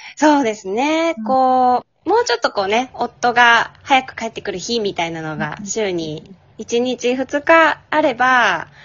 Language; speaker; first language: Japanese; native; Japanese